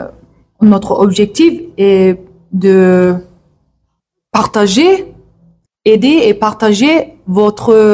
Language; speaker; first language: French; non-native, learner; English